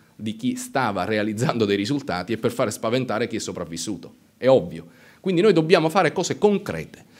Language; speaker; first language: Italian; native; Italian